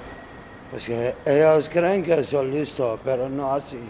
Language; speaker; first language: Spanish; non-native, learner; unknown